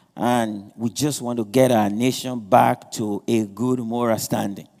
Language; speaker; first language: English; non-native, local second language; Yoruba